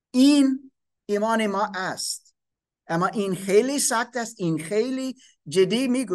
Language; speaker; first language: Persian; non-native, fluent; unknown